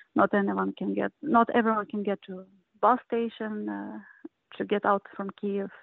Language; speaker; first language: English; non-native, learner; Ukrainian